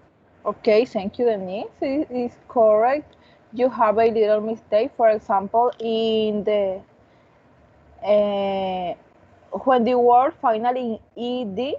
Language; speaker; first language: English; non-native, fluent; Spanish